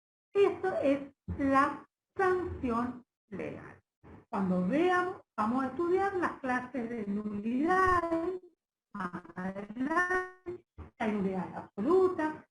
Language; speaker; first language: Spanish; native; Spanish